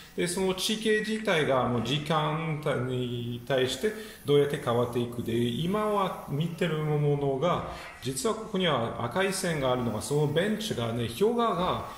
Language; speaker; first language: Japanese; non-native, fluent; French